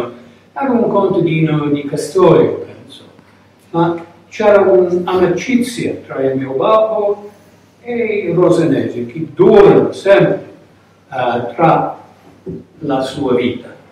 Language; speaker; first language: Italian; non-native, learner; English